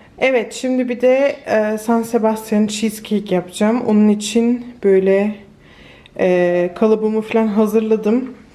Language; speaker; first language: Turkish; early bilingual, heritage; Turkish